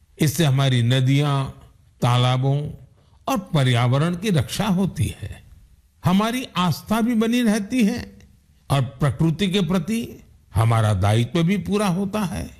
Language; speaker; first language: Hindi; non-native, local second language; Gujarati